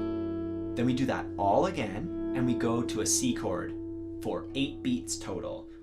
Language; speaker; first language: English; native; English